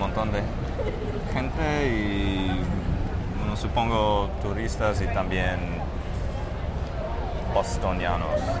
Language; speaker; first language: Spanish; non-native, fluent; English